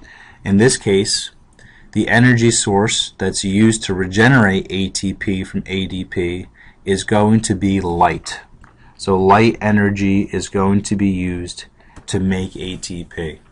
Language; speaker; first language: English; native; English